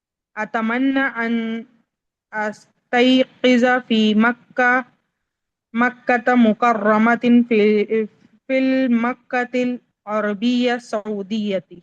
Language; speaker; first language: Arabic; non-native, learner; Urdu